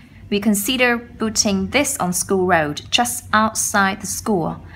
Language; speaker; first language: English; non-native, fluent; Vietnamese